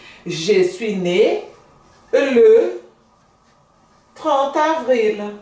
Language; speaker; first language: French; non-native, fluent; Portuguese